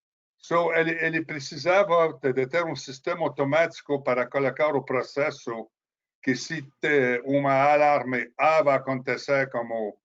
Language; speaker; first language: Portuguese; non-native, fluent; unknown